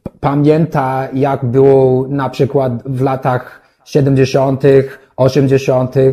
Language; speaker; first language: Polish; non-native, learner; English